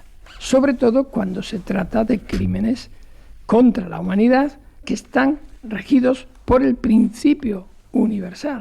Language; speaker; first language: Spanish; native; Spanish